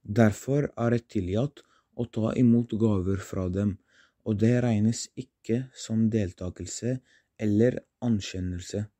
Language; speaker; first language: Norwegian; non-native, fluent; Arabic